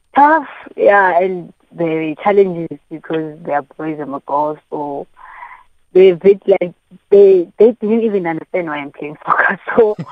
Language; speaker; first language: English; non-native, local second language; Xhosa